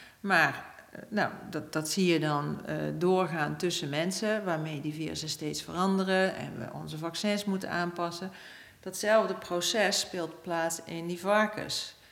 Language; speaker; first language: Dutch; native; Dutch